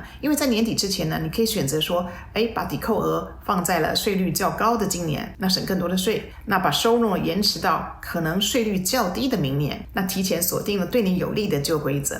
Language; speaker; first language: Chinese; native; Chinese